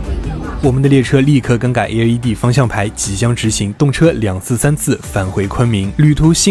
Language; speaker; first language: Chinese; native; Chinese